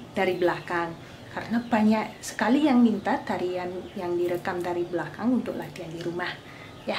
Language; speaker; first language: Indonesian; non-native, fluent; English